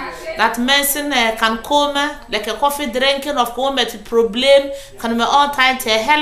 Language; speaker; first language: Dutch; non-native, learner; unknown